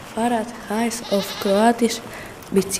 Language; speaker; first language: German; non-native, learner; Croatian